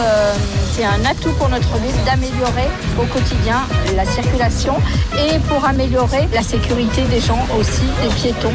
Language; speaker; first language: French; native; French